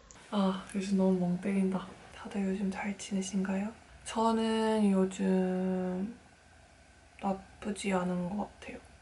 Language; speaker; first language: Korean; early bilingual, heritage; Korean